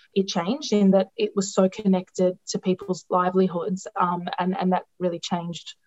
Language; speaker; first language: English; non-native, local second language; Greek